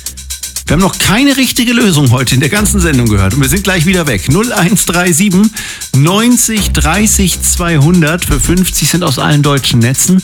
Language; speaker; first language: German; native; German